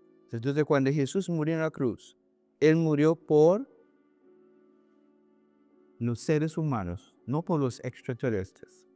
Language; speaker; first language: Spanish; non-native, learner; English